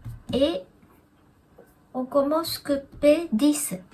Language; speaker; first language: French; non-native, learner; Japanese